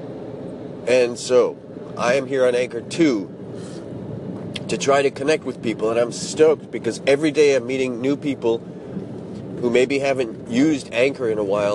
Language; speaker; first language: English; native; English